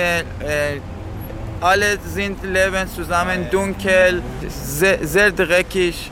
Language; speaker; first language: German; non-native, learner; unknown